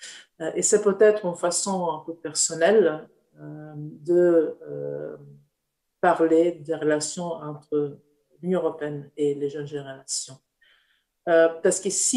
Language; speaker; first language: French; non-native, fluent; Italian